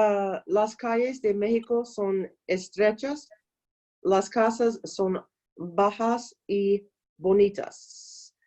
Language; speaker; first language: Spanish; non-native, learner; English